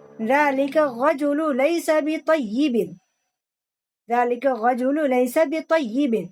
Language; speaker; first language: Arabic; non-native, fluent; Urdu